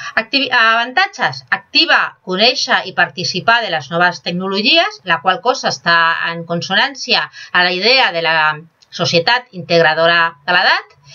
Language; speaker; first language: Catalan; non-native, local second language; Spanish